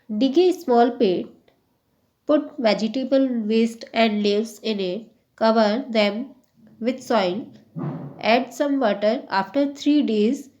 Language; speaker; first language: English; non-native, local second language; Hindi